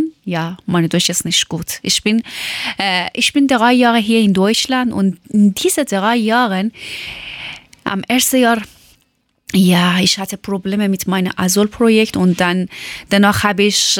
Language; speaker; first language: German; non-native, learner; Persian